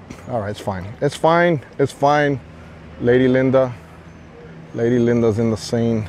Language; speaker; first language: English; early bilingual, other home language; Spanish